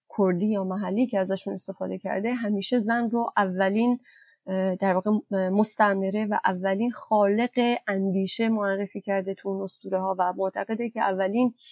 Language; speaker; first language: Persian; non-native, local second language; Kurdish